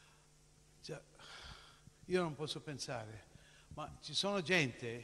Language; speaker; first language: Italian; non-native, fluent; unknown